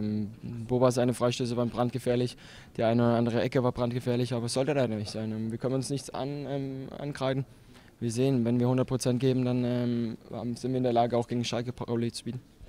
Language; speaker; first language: German; native; German